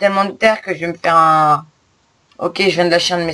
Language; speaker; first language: French; native; French